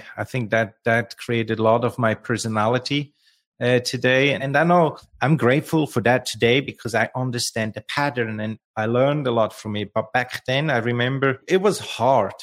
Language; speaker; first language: English; non-native, fluent; Swiss German